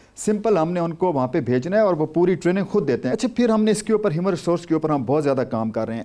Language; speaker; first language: Urdu; non-native, local second language; Saraiki